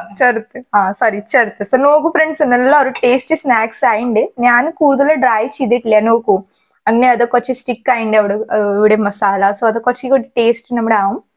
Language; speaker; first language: Malayalam; non-native, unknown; Hindi